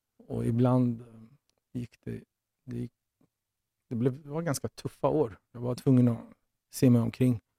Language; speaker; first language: Swedish; early bilingual, other home language; Persian